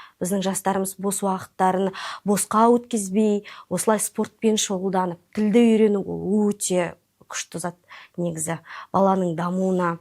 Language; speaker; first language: Kazakh; non-native, local second language; Russian